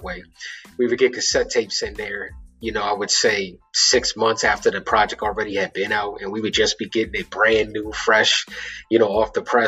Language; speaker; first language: English; native; English